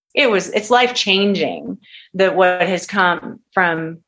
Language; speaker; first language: English; native; English